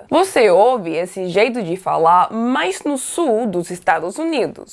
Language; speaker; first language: Portuguese; non-native, fluent; English